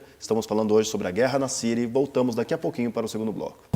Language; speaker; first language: Portuguese; native; Portuguese